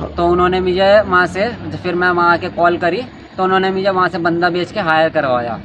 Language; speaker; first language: Hindi; native; Hindi